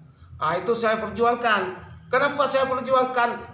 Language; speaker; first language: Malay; non-native, local second language; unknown